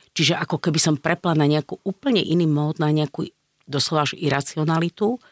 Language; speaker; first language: Slovak; native; Slovak